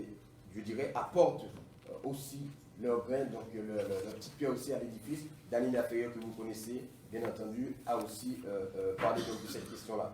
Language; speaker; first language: French; non-native, local second language; Haitian Creole